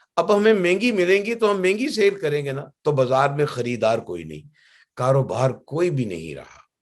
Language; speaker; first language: Urdu; native; Urdu